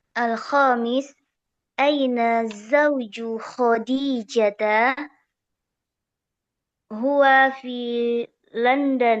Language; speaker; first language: Arabic; non-native, learner; Indonesian